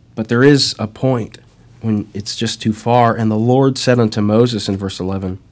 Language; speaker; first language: English; native; English